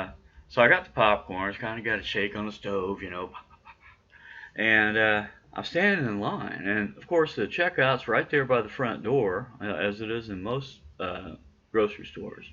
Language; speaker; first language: English; native; English